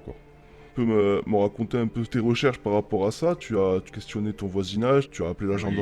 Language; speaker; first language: French; native; French